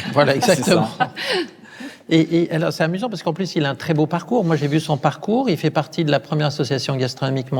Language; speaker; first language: French; native; French